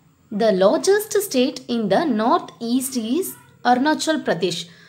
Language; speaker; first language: English; non-native, local second language; Tamil